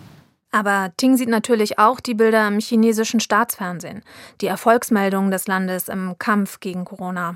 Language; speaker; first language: German; native; German